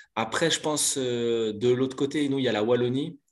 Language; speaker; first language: French; native; French